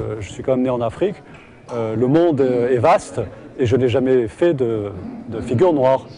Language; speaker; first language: French; native; French